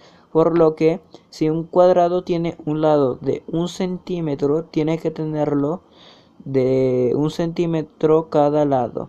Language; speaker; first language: Spanish; native; Spanish